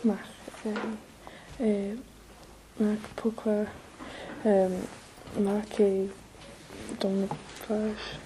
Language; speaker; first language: French; non-native, learner; English